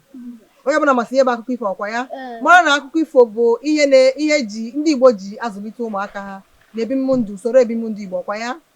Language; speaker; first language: Igbo; native; Igbo